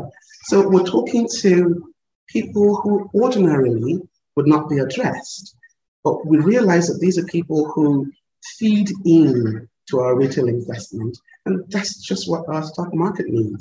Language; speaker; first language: English; non-native, local second language; Yoruba